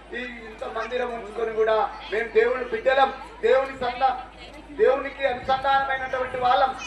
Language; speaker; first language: Telugu; non-native, local second language; Lambadi